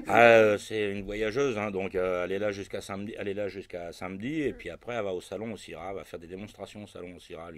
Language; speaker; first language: French; native; French